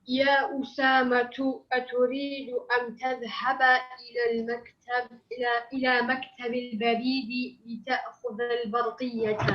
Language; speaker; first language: Arabic; non-native, learner; English